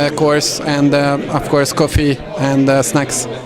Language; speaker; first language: English; non-native, fluent; Hungarian